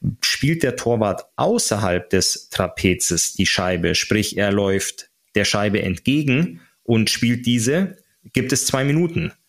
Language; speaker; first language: German; native; German